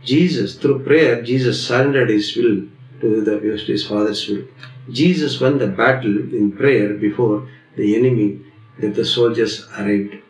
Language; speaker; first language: English; non-native, local second language; Tamil